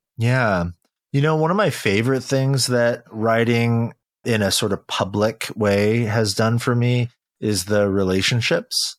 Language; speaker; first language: English; early bilingual, other home language; Korean